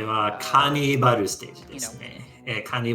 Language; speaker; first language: Japanese; non-native, learner; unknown